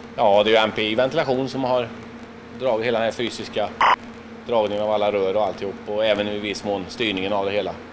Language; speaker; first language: Swedish; native; Swedish